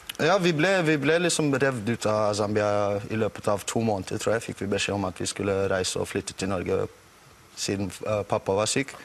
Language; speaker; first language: Norwegian; non-native, fluent; English